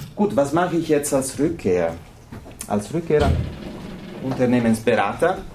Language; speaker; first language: German; non-native, fluent; Italian